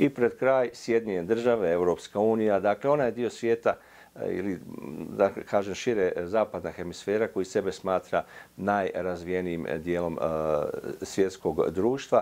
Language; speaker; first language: Serbian; native; Serbian